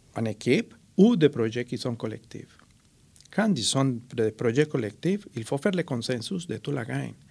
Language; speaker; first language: French; non-native, fluent; Spanish